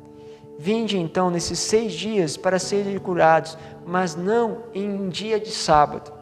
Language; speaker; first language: Portuguese; native; Portuguese